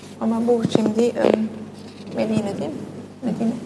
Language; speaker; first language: Turkish; non-native, fluent; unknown